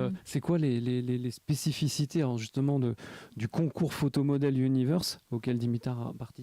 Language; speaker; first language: French; native; French